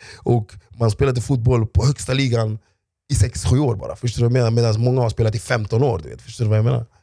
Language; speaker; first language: Swedish; early bilingual, other home language; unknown